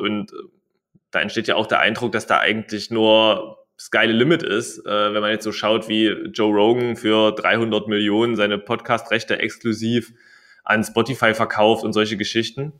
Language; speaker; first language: German; native; German